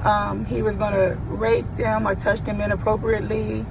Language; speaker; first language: English; native; English